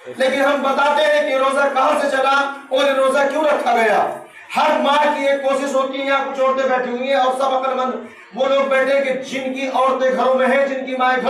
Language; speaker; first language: Urdu; native; Urdu